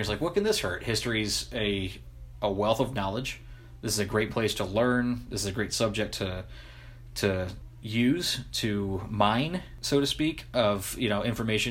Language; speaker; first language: English; native; English